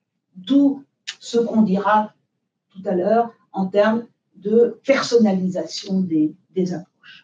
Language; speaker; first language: French; native; French